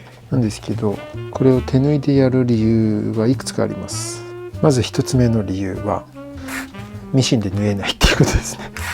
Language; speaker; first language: Japanese; native; Japanese